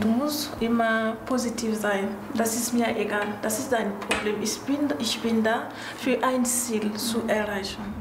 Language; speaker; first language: German; non-native, learner; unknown